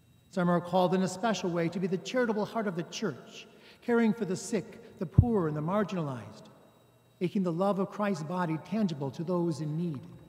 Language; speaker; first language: English; native; English